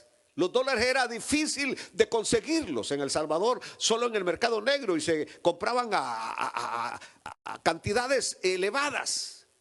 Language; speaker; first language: Spanish; native; Spanish